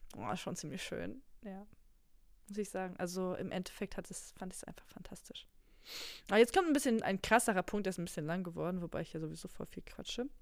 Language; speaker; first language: German; non-native, local second language; Polish